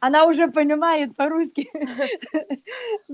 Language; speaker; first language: Russian; non-native, local second language; Lithuanian